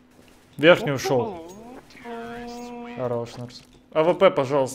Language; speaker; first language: Russian; native; Russian